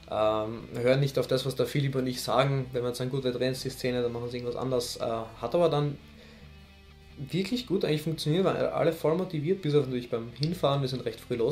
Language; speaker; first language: German; native; German